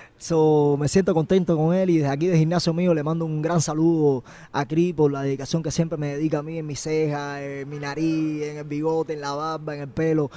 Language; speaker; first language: Spanish; native; Spanish